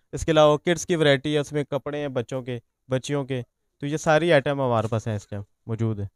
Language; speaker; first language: Urdu; non-native, local second language; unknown